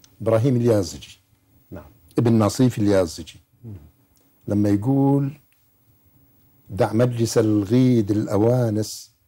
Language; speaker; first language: Arabic; native; Arabic